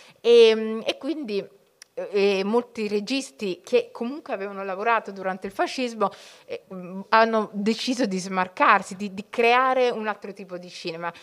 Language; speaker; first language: Italian; early bilingual, other home language; Somali